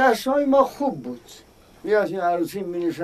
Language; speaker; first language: Persian; non-native, local second language; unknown